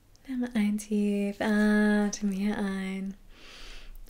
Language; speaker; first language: German; non-native, fluent; English